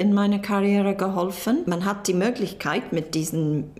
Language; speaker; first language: German; non-native, fluent; English